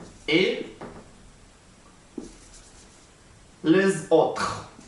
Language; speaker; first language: French; non-native, learner; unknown